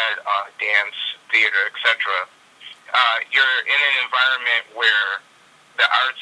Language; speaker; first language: English; native; English